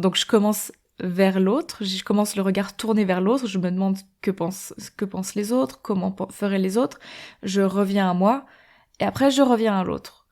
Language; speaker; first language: French; native; French